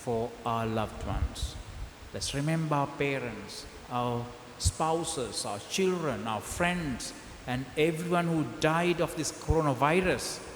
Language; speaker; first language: English; non-native, local second language; Sinhala